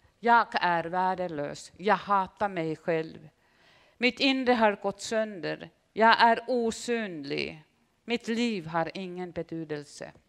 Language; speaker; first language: Swedish; non-native, fluent; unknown